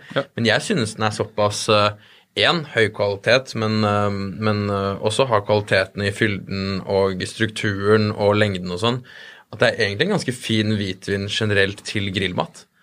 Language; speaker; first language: Norwegian; native; Norwegian